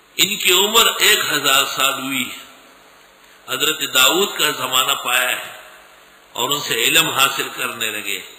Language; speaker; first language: Urdu; non-native, local second language; Pashto